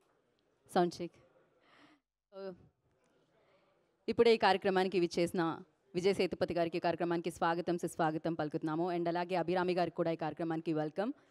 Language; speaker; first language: Telugu; native; Telugu